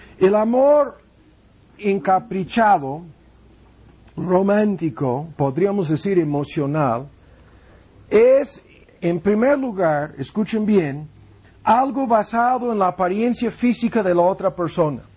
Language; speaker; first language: Spanish; non-native, fluent; English